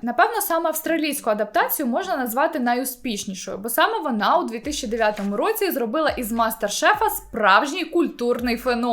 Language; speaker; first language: Ukrainian; native; Ukrainian